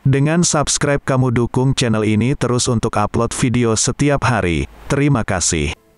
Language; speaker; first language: Indonesian; native; Indonesian